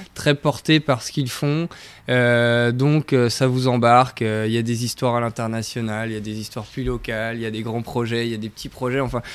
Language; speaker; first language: French; native; French